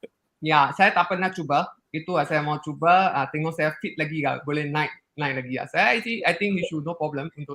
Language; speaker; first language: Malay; non-native, local second language; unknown